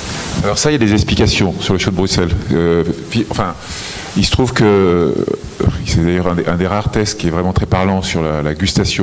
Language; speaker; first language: French; native; French